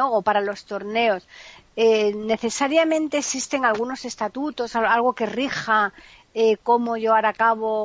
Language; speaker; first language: Spanish; native; Spanish